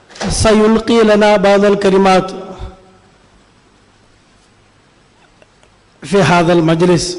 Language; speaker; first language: Arabic; non-native, fluent; Malayalam